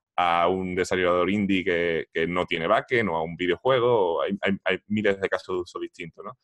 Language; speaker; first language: Spanish; native; Spanish